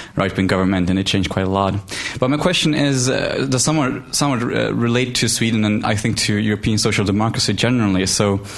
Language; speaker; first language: English; non-native, fluent; Swedish